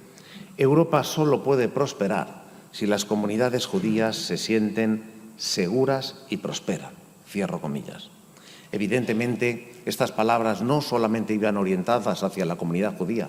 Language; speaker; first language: Spanish; native; Spanish